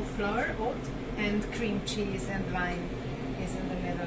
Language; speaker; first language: English; non-native, learner; Hungarian